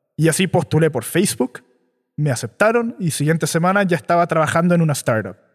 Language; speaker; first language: Spanish; native; Spanish